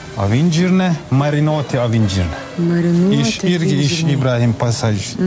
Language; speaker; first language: Lithuanian; non-native, learner; Turkish